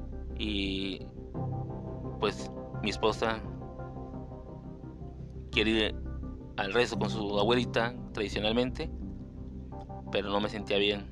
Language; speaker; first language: Spanish; native; Spanish